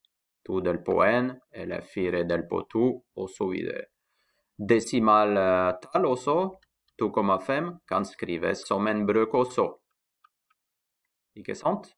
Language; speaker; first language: Norwegian; non-native, fluent; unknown